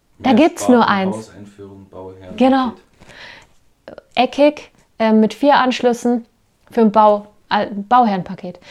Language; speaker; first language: German; native; German